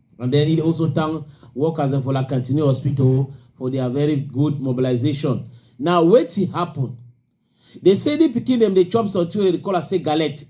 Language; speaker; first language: Nigerian Pidgin; native; Nigerian Pidgin